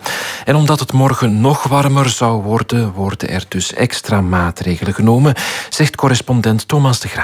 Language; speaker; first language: Dutch; native; Dutch